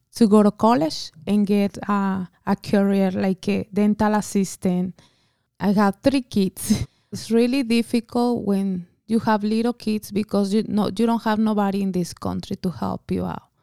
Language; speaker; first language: English; non-native, learner; Spanish